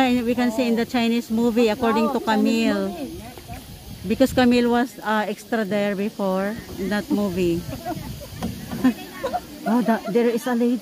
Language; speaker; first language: English; non-native, local second language; Filipino